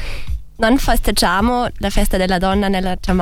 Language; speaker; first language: Italian; non-native, learner; German